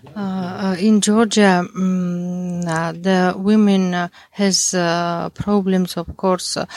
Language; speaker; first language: English; non-native, learner; Mingrelian